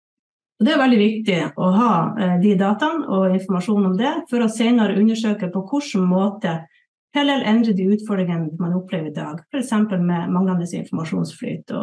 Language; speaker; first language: Norwegian; native; Norwegian